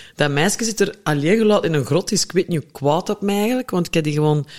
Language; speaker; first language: Dutch; native; Dutch